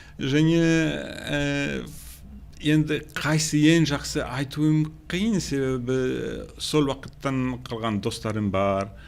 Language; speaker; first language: Kazakh; non-native, fluent; Polish